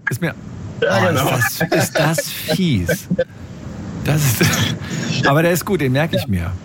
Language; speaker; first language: German; native; German